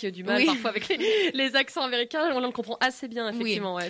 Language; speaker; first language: French; native; French